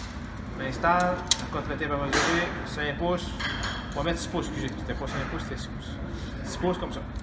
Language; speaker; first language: French; native; French